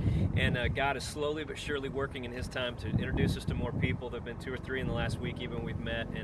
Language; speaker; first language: English; native; English